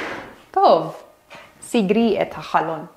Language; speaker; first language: Hebrew; non-native, fluent; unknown